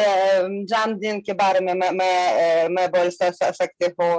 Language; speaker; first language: Hindi; non-native, learner; Russian